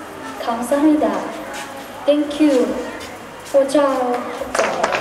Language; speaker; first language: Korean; non-native, learner; Hmong